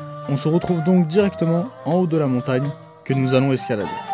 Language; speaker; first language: French; native; French